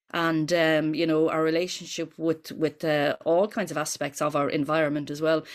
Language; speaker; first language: English; native; English